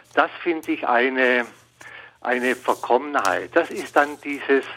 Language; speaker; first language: German; non-native, fluent; Spanish